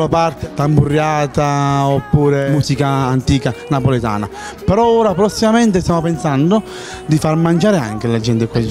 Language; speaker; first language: Italian; native; Italian